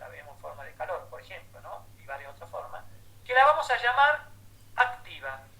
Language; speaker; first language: Spanish; native; Spanish